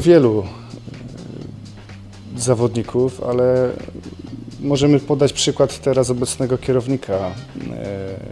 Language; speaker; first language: Polish; native; Polish